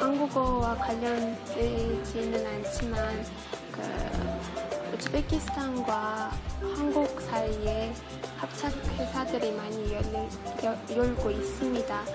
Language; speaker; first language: Korean; non-native, learner; Uzbek